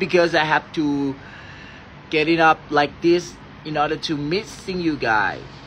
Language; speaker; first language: English; non-native, learner; Thai